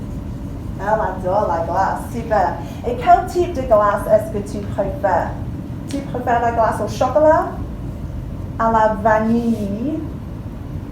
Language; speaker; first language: French; non-native, fluent; English